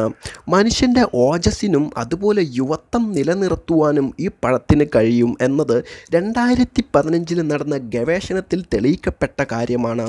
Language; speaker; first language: Malayalam; native; Malayalam